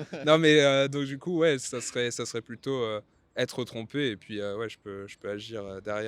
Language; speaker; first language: French; native; French